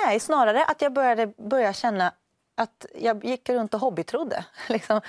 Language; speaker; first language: Swedish; native; Swedish